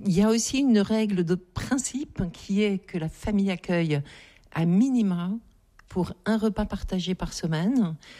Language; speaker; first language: French; native; French